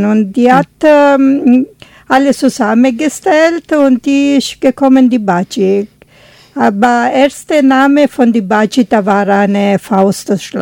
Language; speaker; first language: German; non-native, learner; Italian